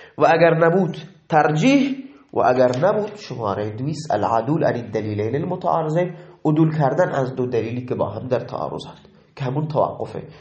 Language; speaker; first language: Persian; non-native, local second language; Baluchi